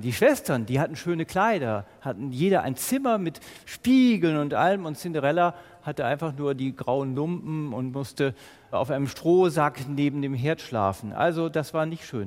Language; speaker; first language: German; native; German